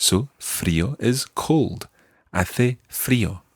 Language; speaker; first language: Spanish; non-native, fluent; English